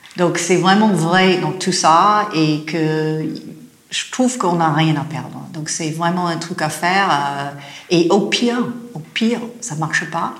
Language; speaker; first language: French; non-native, fluent; English